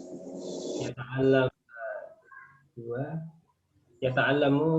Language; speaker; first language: Arabic; non-native, learner; Indonesian